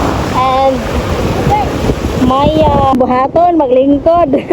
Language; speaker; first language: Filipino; non-native, local second language; Cebuano